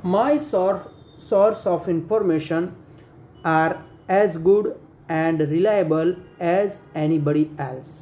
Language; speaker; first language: English; non-native, local second language; Gujarati